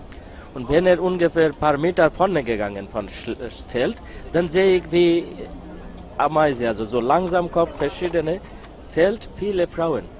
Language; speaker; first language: German; non-native, learner; Bangla